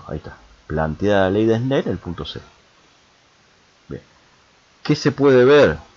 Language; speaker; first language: Spanish; native; Spanish